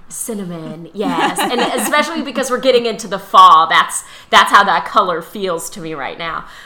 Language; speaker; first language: English; native; English